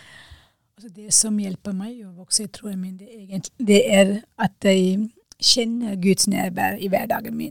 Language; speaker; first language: Norwegian; non-native, fluent; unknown